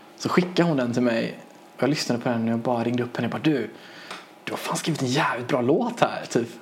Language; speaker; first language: Swedish; early bilingual, other home language; Persian